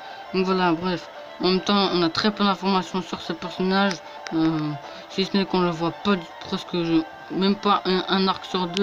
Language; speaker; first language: French; native; French